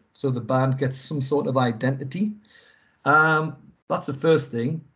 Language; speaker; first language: English; native; English